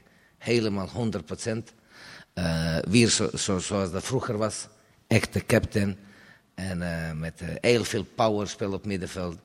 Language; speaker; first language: Dutch; non-native, fluent; Serbian